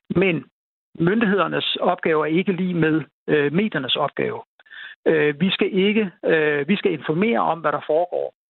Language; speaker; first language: Danish; native; Danish